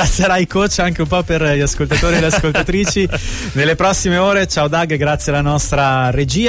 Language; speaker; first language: Italian; native; Italian